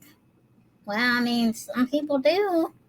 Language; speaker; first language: English; native; English